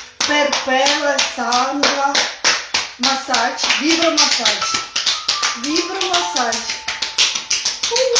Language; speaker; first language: Italian; non-native, learner; Russian